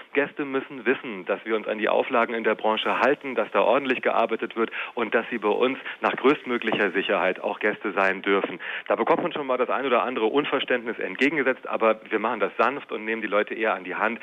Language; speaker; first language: German; native; German